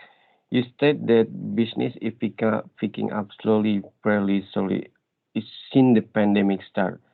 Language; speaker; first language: English; non-native, learner; Indonesian